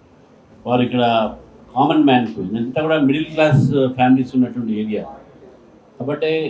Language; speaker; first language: Telugu; native; Telugu